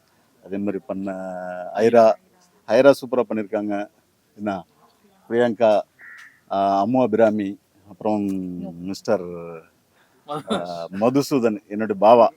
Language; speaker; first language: Tamil; non-native, fluent; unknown